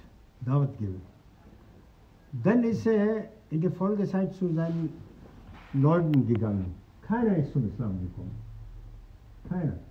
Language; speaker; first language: German; non-native, fluent; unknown